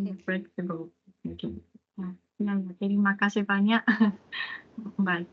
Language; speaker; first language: Indonesian; non-native, fluent; Japanese